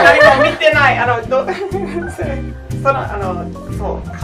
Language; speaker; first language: Japanese; non-native, learner; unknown